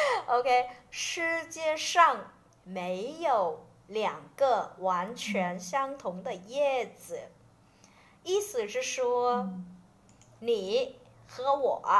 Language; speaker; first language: Chinese; non-native, fluent; Vietnamese